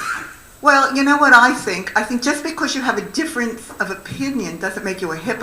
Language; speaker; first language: English; native; English